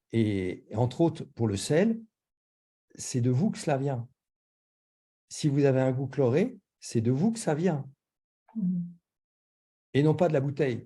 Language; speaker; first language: French; native; French